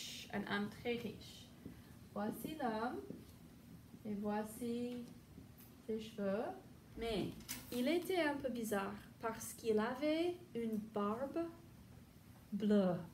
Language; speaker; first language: French; non-native, fluent; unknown